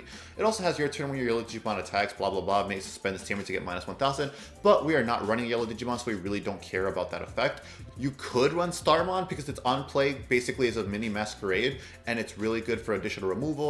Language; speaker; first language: English; native; English